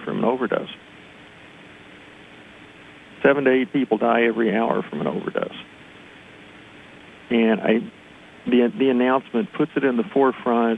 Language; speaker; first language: English; native; English